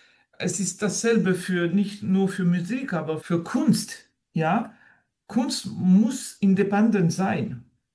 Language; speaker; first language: German; non-native, fluent; French